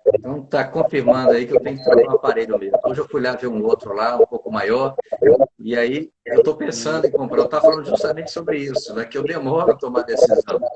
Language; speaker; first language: Portuguese; native; Portuguese